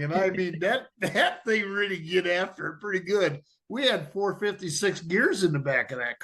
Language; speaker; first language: English; native; English